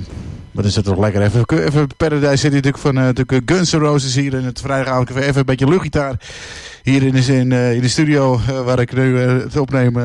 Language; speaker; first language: Dutch; native; Dutch